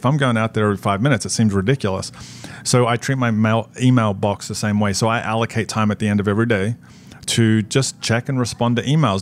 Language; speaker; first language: English; native; English